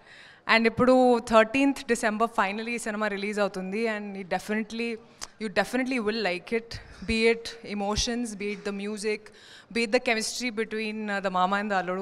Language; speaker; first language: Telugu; non-native, learner; Hindi